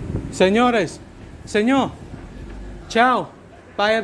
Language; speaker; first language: Spanish; non-native, learner; English